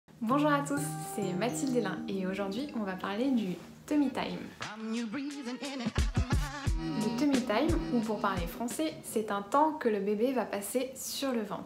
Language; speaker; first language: French; native; French